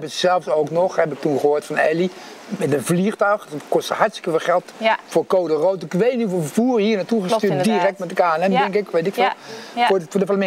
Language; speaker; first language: Dutch; native; Dutch